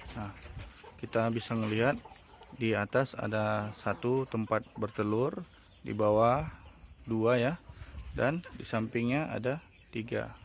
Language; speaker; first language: Indonesian; native; Indonesian